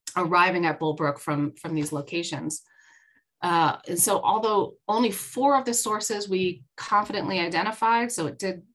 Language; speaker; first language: English; native; English